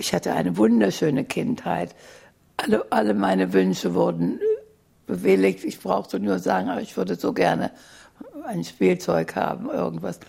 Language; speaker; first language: German; native; German